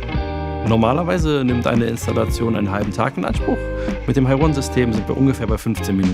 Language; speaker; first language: German; native; German